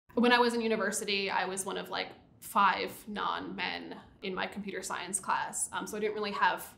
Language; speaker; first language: English; native; English